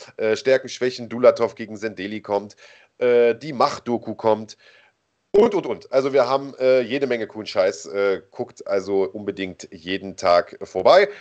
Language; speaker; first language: German; native; German